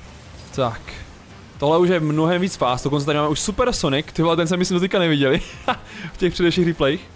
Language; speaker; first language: Czech; native; Czech